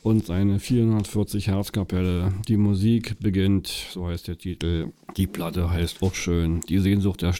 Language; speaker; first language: German; native; German